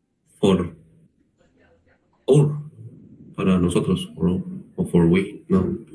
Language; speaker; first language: English; non-native, learner; Spanish